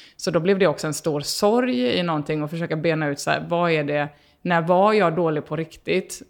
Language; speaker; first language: Swedish; native; Swedish